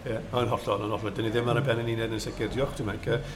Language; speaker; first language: Welsh; native; Welsh